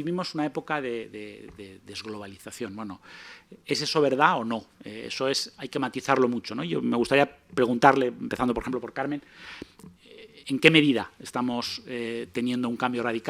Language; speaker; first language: Spanish; native; Spanish